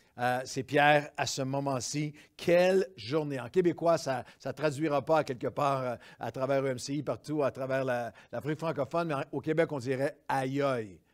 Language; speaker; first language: French; native; French